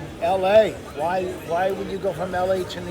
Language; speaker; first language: English; native; English